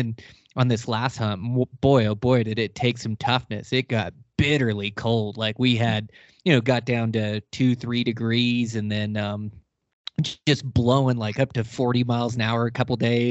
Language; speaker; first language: English; native; English